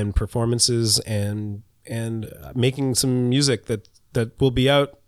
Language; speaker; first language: English; native; English